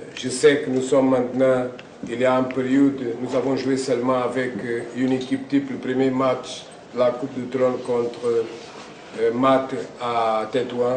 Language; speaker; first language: French; non-native, fluent; Portuguese